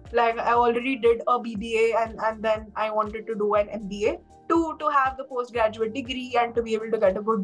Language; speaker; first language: English; non-native, local second language; Hindi